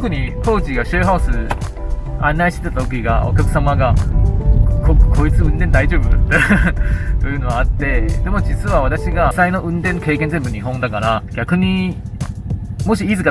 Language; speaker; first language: Japanese; non-native, fluent; Chinese